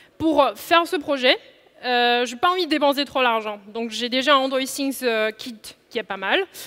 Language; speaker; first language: French; non-native, fluent; Chinese